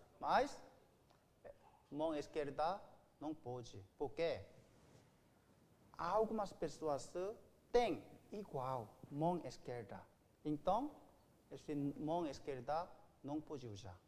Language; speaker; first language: Portuguese; non-native, learner; Korean